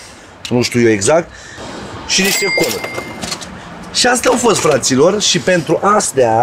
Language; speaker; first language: Romanian; native; Romanian